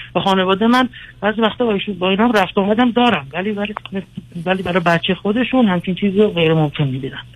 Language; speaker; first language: Persian; early bilingual, other home language; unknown